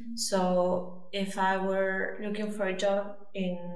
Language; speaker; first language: English; non-native, fluent; Spanish